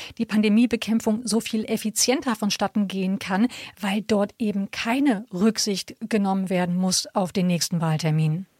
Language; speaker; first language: German; native; German